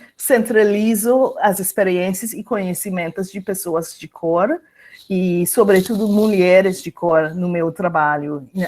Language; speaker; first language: Portuguese; non-native, fluent; English